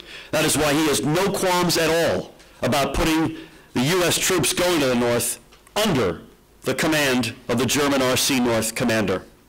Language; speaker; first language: English; native; English